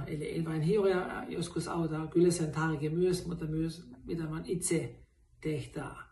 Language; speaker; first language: Finnish; non-native, fluent; German